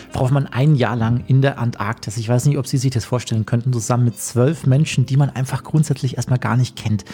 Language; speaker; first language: German; native; German